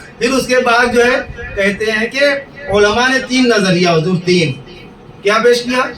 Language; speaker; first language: Urdu; native; Urdu